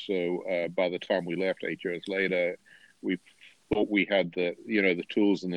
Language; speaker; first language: English; native; English